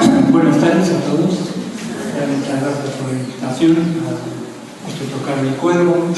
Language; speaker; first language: Spanish; non-native, fluent; Dutch